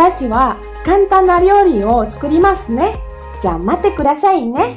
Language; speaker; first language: Japanese; non-native, fluent; Indonesian